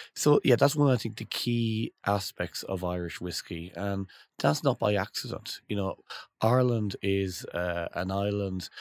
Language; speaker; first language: English; native; English